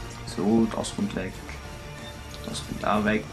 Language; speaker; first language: German; native; German